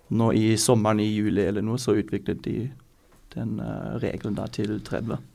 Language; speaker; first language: Norwegian; non-native, fluent; German